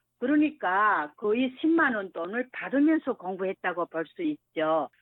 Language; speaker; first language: Korean; native; Korean